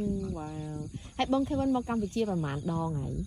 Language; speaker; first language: Khmer; native; Khmer